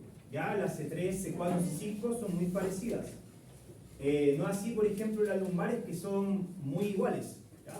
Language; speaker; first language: Spanish; native; Spanish